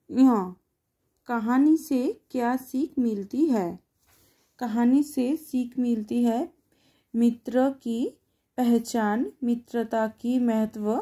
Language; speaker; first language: Hindi; non-native, local second language; Bangla